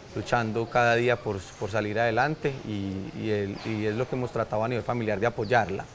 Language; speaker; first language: Spanish; native; Spanish